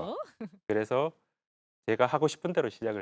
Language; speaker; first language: Korean; native; Korean